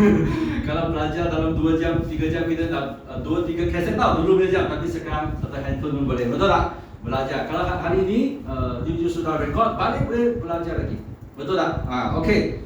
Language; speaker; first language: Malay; non-native, local second language; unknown